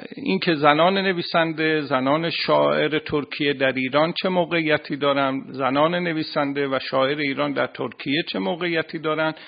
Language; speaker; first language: Persian; native; Persian